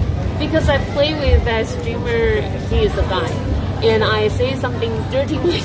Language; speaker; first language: English; non-native, learner; Chinese